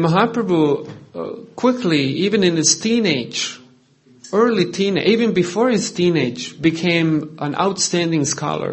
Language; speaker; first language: English; non-native, fluent; Croatian